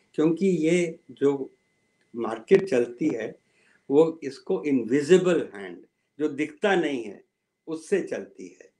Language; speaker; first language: Hindi; early bilingual, other home language; Punjabi